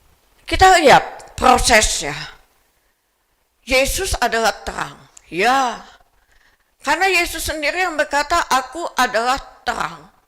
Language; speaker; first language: Indonesian; native; Indonesian